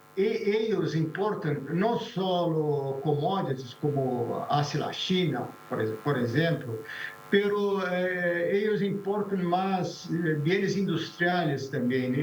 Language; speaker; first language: Spanish; non-native, fluent; Portuguese